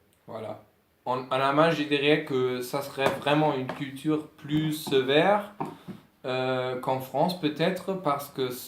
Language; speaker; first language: French; non-native, fluent; German